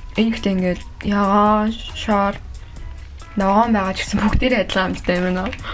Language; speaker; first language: Mongolian; early bilingual, heritage; Mongolian